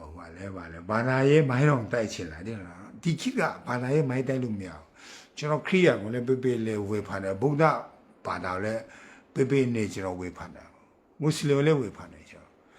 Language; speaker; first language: Burmese; non-native, local second language; Kachin